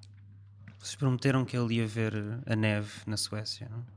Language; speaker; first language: Portuguese; native; Portuguese